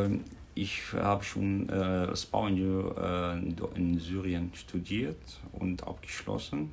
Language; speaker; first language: German; non-native, learner; Arabic